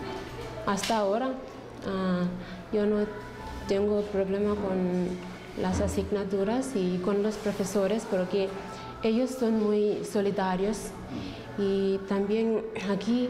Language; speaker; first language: Spanish; non-native, learner; English